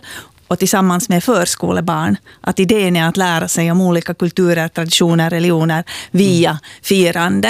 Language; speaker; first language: Swedish; native; Swedish